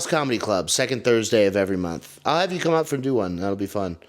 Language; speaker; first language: English; native; English